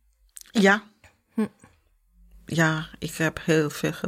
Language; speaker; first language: Dutch; non-native, fluent; Italian